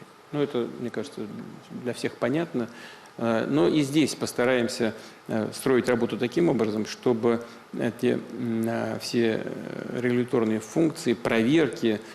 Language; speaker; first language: Russian; native; Russian